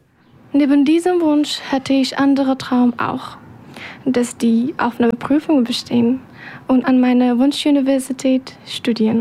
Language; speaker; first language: German; non-native, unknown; Persian